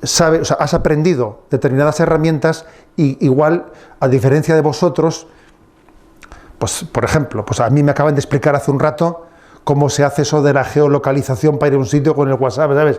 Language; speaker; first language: Spanish; native; Spanish